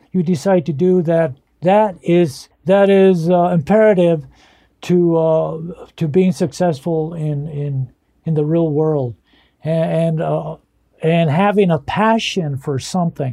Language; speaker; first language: English; early bilingual, other home language; Spanish